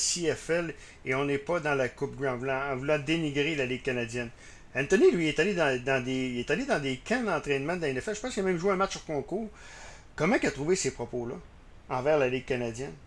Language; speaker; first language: French; native; French